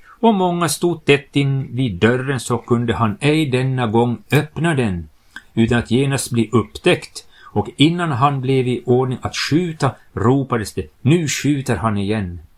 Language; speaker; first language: Swedish; native; Swedish